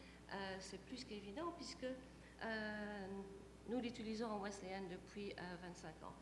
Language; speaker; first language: French; native; French